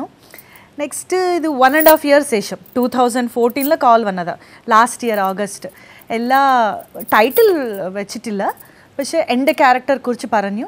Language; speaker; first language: Malayalam; non-native, fluent; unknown